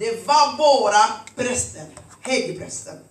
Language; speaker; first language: Swedish; non-native, fluent; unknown